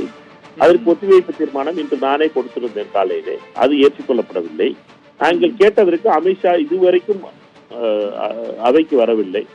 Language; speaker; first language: Tamil; native; Tamil